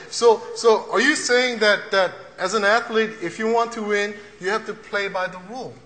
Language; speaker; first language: English; early bilingual, other home language; Korean